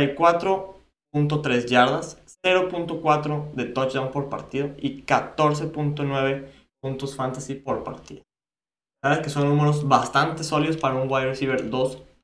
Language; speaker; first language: Spanish; native; Spanish